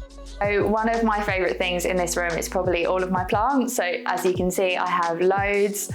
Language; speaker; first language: English; native; English